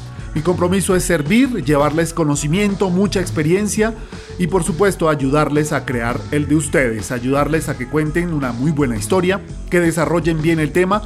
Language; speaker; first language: Spanish; native; Spanish